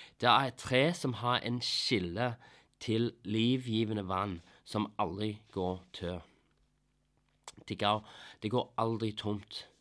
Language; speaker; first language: Norwegian; non-native, fluent; English